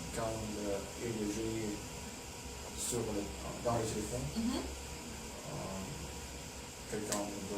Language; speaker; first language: French; non-native, learner; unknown